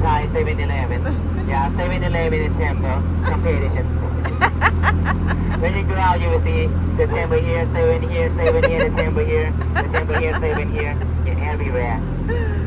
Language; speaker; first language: English; non-native, fluent; Thai